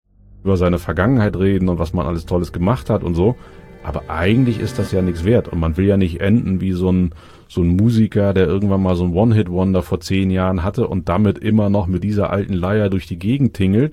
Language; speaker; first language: German; native; German